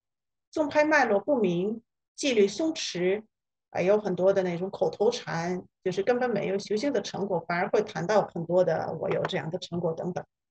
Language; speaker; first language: Chinese; non-native, fluent; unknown